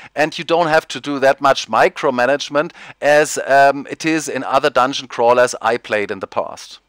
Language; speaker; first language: English; non-native, fluent; German